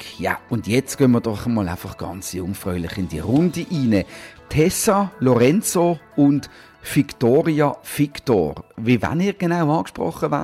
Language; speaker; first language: German; native; German